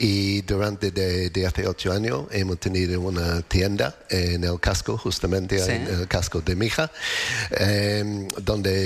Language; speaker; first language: Spanish; non-native, learner; English